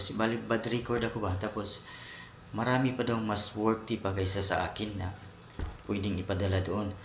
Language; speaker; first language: Filipino; non-native, local second language; Cebuano